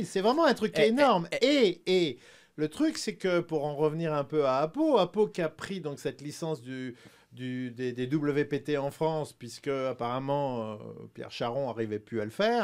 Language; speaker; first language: French; native; French